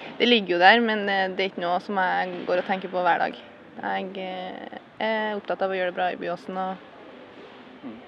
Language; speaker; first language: Norwegian; native; Norwegian